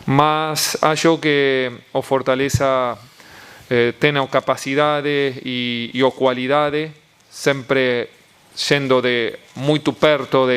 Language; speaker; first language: Portuguese; non-native, learner; Spanish